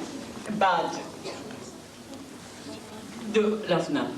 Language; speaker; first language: French; non-native, fluent; Japanese